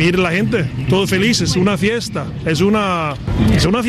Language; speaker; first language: Spanish; non-native, fluent; Danish